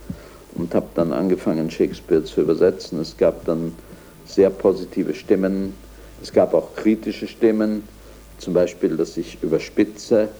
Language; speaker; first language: German; native; German